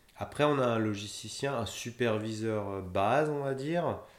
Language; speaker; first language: French; native; French